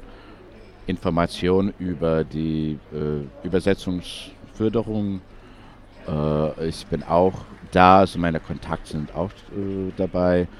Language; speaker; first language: German; non-native, fluent; English